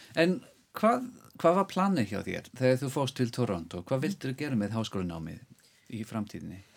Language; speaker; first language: Icelandic; non-native, fluent; English